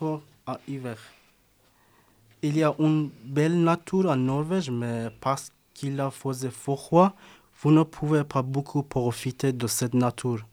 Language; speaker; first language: French; non-native, learner; Persian